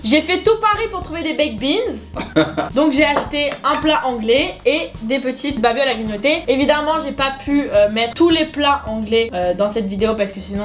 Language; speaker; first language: French; early bilingual, heritage; French